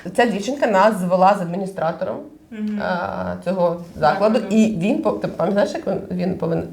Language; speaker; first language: Ukrainian; non-native, local second language; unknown